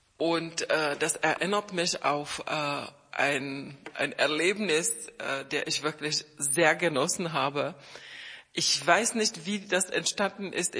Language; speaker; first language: German; non-native, fluent; Czech